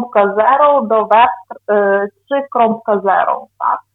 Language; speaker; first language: Polish; non-native, fluent; Ukrainian